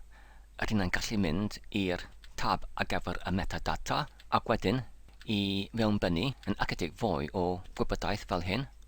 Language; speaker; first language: Welsh; non-native, learner; English